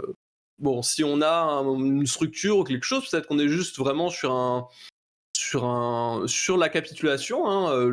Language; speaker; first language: French; native; French